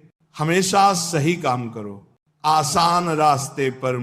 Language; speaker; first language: Hindi; native; Hindi